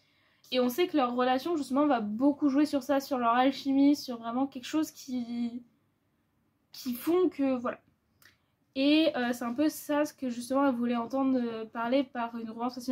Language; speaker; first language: French; native; French